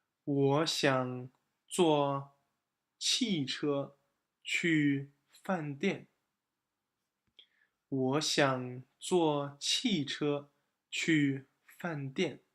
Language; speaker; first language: Chinese; non-native, fluent; English